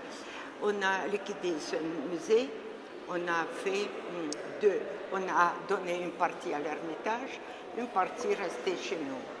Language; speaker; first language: French; non-native, fluent; Russian